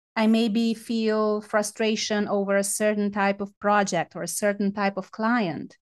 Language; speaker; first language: English; non-native, fluent; Romanian